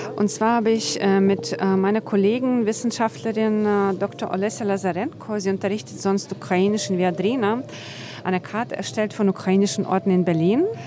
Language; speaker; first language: German; non-native, fluent; Ukrainian